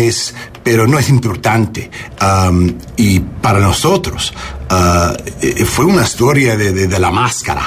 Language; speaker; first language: Spanish; non-native, learner; English